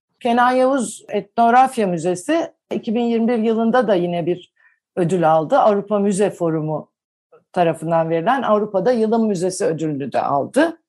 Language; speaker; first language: Turkish; native; Turkish